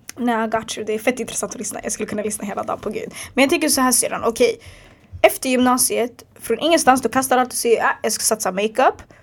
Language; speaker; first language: Swedish; early bilingual, other home language; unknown